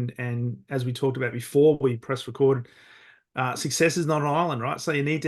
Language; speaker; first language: English; native; English